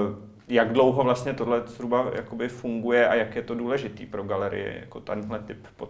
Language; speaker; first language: Czech; native; Czech